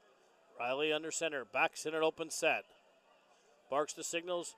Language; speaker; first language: English; native; English